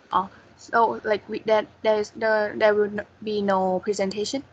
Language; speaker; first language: English; non-native, fluent; Thai